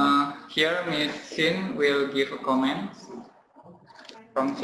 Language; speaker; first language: English; non-native, learner; Indonesian